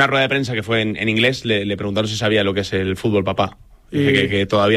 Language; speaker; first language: Spanish; native; Spanish